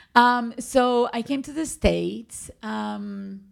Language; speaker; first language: English; non-native, fluent; Spanish